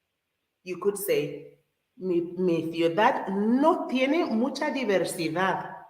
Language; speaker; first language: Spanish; non-native, fluent; English